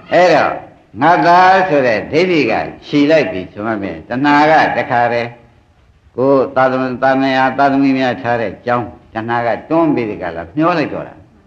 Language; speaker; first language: Burmese; native; Burmese